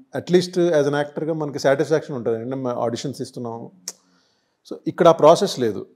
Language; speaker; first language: Telugu; non-native, local second language; Hindi